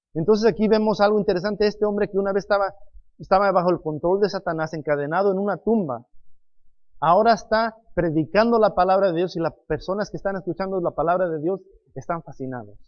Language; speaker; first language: Spanish; non-native, fluent; English